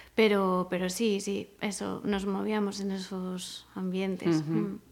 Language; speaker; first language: Spanish; native; Spanish